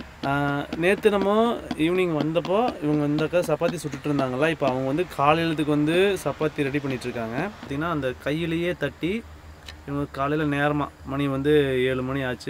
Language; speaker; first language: Tamil; native; Tamil